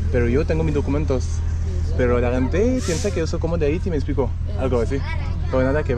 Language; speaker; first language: Spanish; non-native, fluent; French